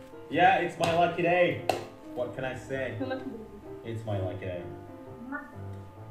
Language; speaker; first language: English; non-native, fluent; Indonesian